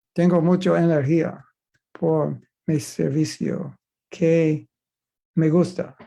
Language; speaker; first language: Spanish; non-native, learner; English